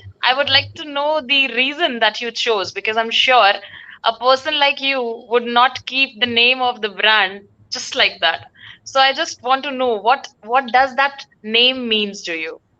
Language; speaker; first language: English; non-native, local second language; Hindi